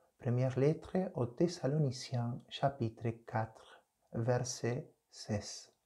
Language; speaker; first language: French; non-native, fluent; Spanish